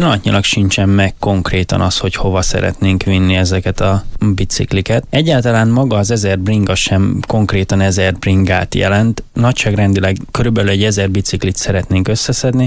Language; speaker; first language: Hungarian; native; Hungarian